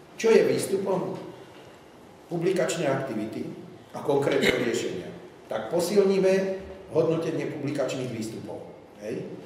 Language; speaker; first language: Slovak; native; Slovak